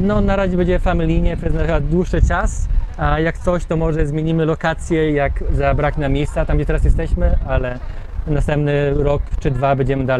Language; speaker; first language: Polish; early bilingual, heritage; Polish